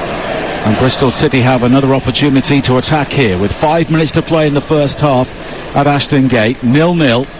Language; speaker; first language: English; native; English